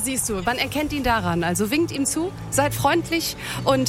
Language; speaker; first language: German; native; German